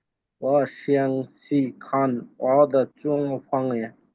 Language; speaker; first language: Chinese; non-native, learner; Bangla